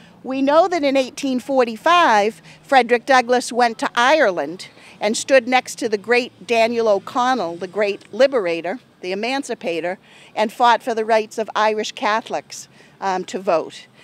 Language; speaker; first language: English; native; English